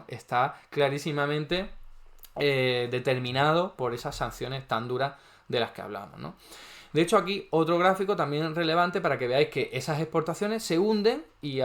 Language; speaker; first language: Spanish; native; Spanish